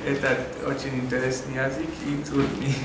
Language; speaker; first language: Russian; non-native, learner; Armenian